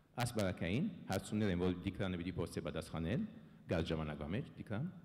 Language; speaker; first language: Armenian; early bilingual, heritage; Armenian